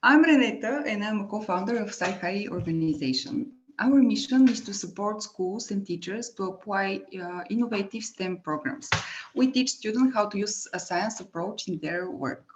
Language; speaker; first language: English; non-native, fluent; Bulgarian